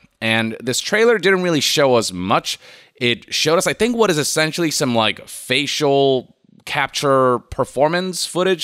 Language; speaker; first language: English; native; English